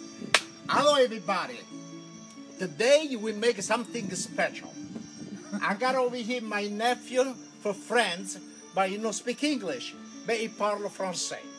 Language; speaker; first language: English; non-native, learner; Italian